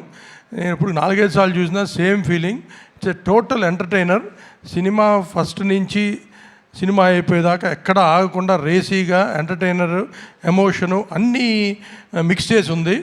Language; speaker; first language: Telugu; native; Telugu